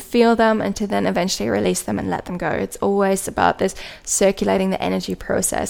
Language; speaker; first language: English; non-native, fluent; German